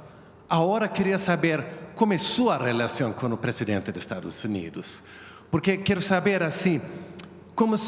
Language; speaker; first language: Spanish; non-native, learner; Swedish